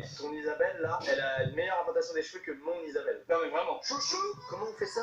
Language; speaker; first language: French; native; French